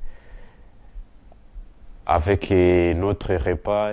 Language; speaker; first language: French; non-native, local second language; Kinyarwanda